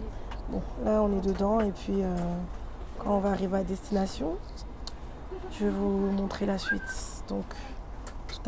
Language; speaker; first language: French; native; French